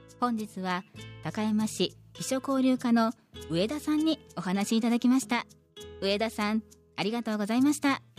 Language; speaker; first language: Japanese; native; Japanese